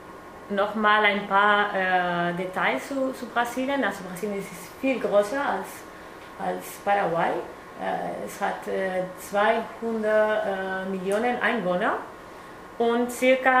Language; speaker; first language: German; non-native, fluent; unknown